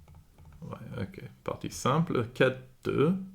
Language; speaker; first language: French; non-native, fluent; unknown